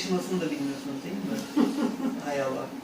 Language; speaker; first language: Turkish; native; Turkish